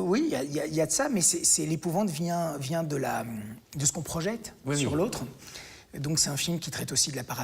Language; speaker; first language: French; native; French